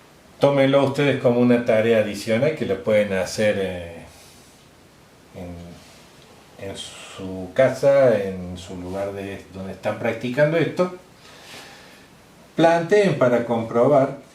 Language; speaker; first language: Spanish; native; Spanish